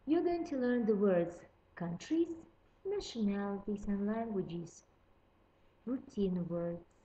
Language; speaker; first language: English; non-native, fluent; Lithuanian